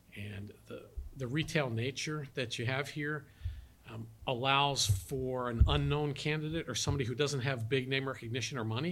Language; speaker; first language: English; native; English